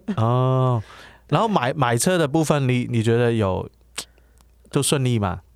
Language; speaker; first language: Chinese; non-native, local second language; Cantonese